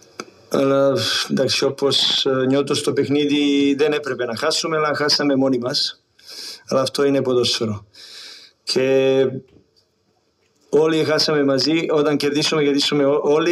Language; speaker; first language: Greek; non-native, learner; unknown